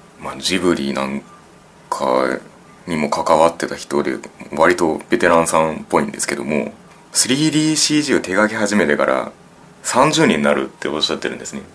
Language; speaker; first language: Japanese; native; Japanese